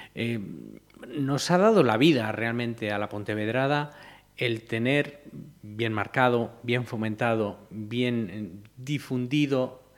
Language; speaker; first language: Spanish; native; Spanish